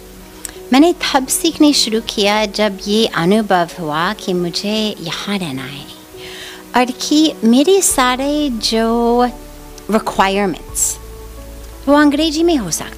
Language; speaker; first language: Hindi; non-native, fluent; English